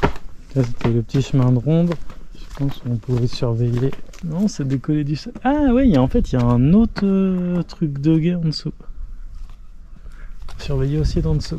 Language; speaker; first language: French; native; French